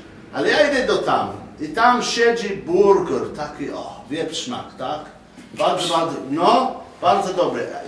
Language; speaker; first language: Polish; non-native, learner; English